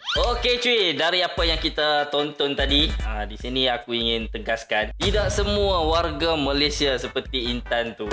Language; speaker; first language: Malay; native; Malay